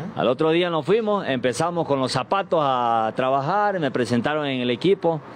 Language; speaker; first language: Spanish; native; Spanish